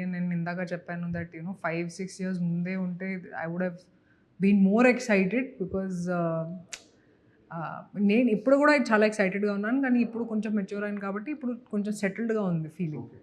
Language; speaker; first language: Telugu; non-native, fluent; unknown